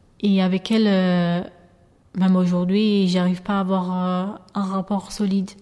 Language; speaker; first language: French; non-native, fluent; Albanian